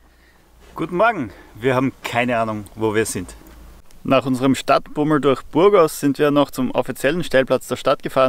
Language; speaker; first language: German; native; German